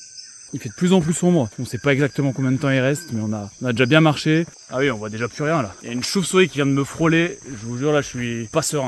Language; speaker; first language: French; native; French